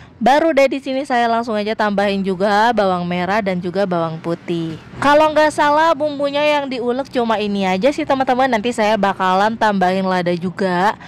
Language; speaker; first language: Indonesian; native; Indonesian